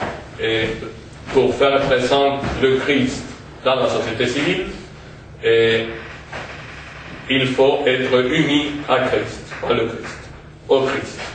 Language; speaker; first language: French; non-native, fluent; Spanish